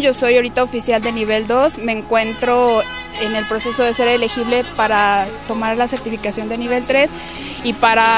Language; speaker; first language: Spanish; native; Spanish